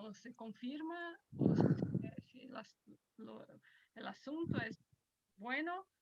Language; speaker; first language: Spanish; non-native, fluent; Portuguese